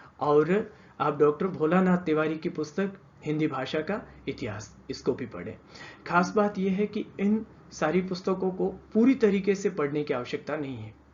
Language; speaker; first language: Hindi; native; Hindi